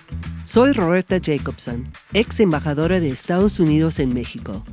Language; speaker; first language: Spanish; non-native, fluent; English